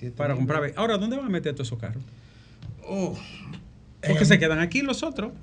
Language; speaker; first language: Spanish; native; Spanish